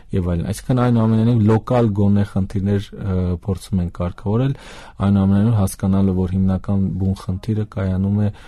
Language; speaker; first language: Armenian; native; Armenian